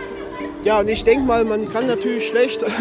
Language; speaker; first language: German; native; German